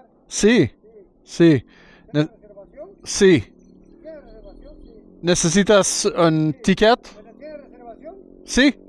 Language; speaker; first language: Spanish; non-native, learner; English